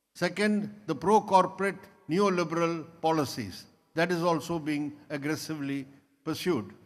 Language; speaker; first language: English; non-native, local second language; Malayalam